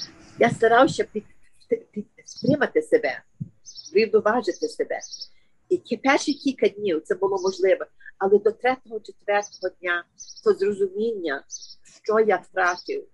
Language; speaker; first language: Ukrainian; early bilingual, heritage; Ukrainian